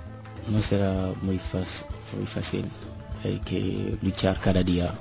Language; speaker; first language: Spanish; non-native, learner; French